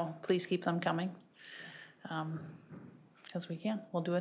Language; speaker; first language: English; native; English